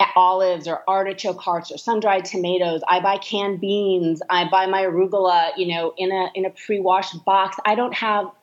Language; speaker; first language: English; native; English